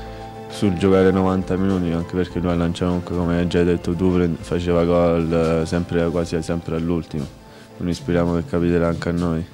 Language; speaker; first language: Italian; native; Italian